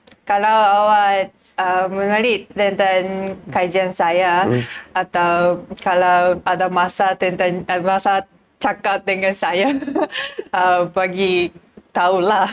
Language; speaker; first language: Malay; non-native, learner; Japanese